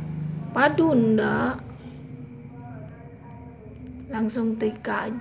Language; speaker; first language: Indonesian; native; Indonesian